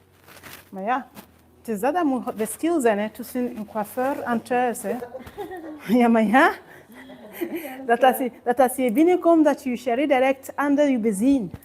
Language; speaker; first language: Dutch; non-native, learner; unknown